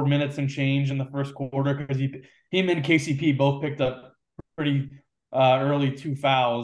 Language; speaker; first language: English; native; English